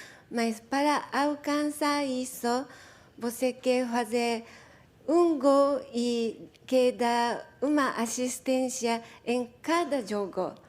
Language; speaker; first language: Portuguese; non-native, learner; Japanese